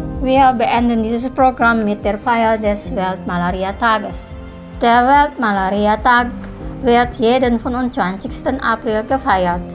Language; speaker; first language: German; non-native, fluent; Indonesian